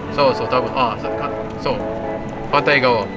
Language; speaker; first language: Japanese; non-native, learner; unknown